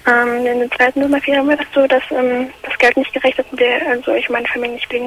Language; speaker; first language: German; early bilingual, other home language; Arabic